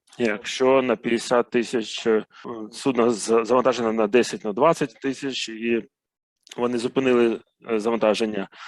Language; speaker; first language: Ukrainian; non-native, fluent; Arabic